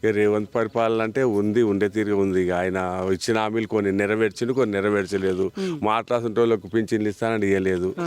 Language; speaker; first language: Telugu; native; Telugu